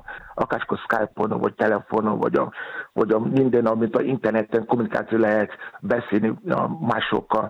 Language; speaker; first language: Hungarian; non-native, fluent; Yoruba